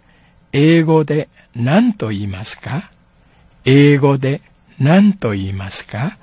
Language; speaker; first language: Japanese; non-native, fluent; Min Nan Chinese